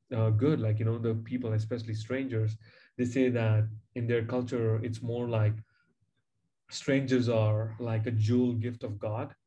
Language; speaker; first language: English; non-native, local second language; Tamil